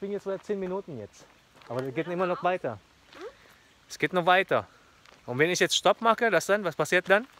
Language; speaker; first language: German; non-native, fluent; Filipino